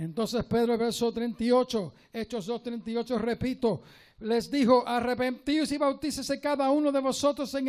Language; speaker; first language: Spanish; native; Spanish